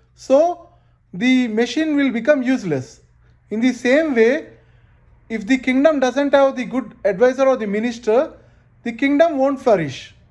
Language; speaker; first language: English; non-native, local second language; Telugu